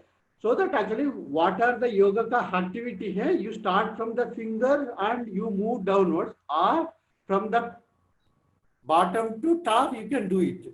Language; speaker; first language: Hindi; non-native, local second language; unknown